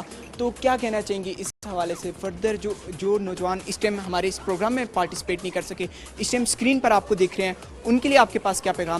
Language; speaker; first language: Urdu; native; Urdu